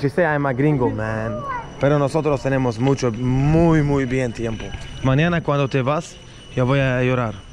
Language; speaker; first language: Spanish; non-native, learner; Swedish